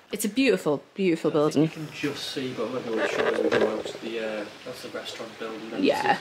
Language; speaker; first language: English; native; English